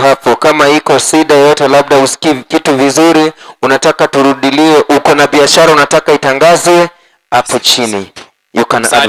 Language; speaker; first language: Swahili; non-native, local second language; Luo (Kenya and Tanzania)